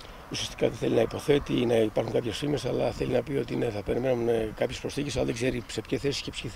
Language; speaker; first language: Greek; native; Greek